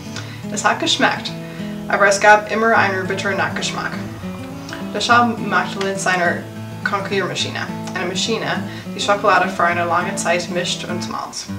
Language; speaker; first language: German; non-native, learner; English